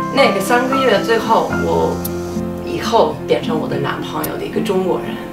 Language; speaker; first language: Chinese; non-native, fluent; English